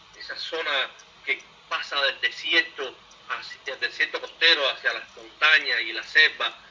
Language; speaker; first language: Spanish; native; Spanish